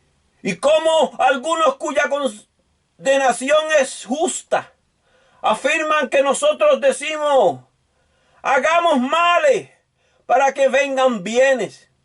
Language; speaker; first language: Spanish; native; Spanish